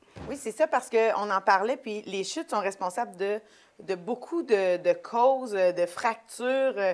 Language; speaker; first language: French; native; French